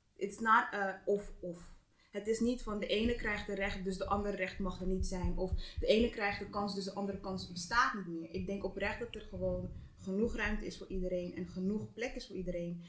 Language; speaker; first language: Dutch; early bilingual, other home language; Kinyarwanda